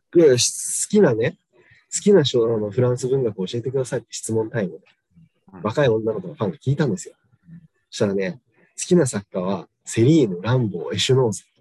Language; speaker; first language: Japanese; native; Japanese